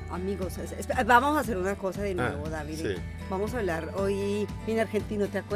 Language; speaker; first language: Spanish; native; Spanish